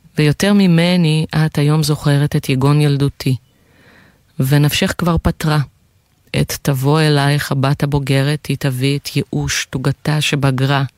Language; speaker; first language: Hebrew; non-native, fluent; Russian